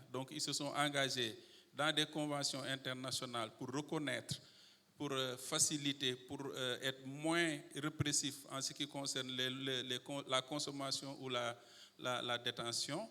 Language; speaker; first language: French; non-native, local second language; Wolof